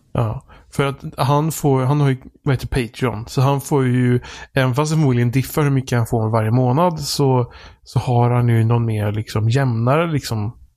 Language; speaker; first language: Swedish; native; Swedish